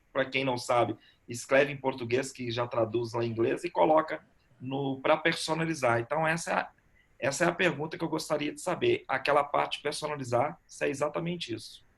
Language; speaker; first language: Portuguese; native; Portuguese